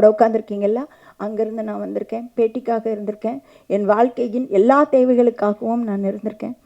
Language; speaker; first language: Tamil; native; Tamil